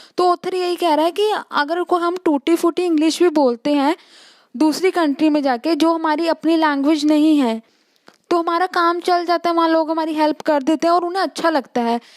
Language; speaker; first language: Hindi; native; Hindi